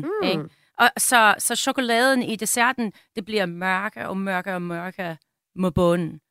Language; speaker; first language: Danish; non-native, fluent; English